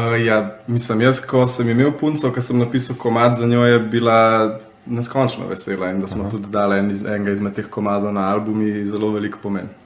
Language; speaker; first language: Slovenian; native; Slovenian